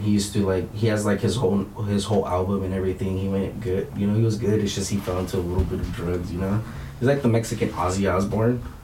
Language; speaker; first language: English; early bilingual, other home language; Spanish